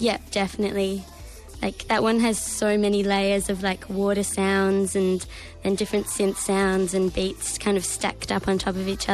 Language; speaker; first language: English; native; English